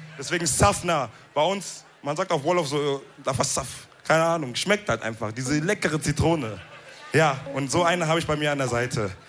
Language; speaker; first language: German; early bilingual, other home language; Wolof